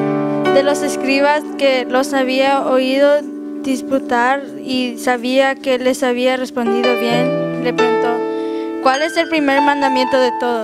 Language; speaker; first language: Spanish; early bilingual, other home language; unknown